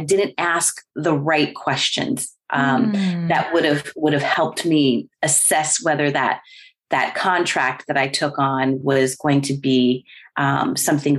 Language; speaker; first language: English; native; English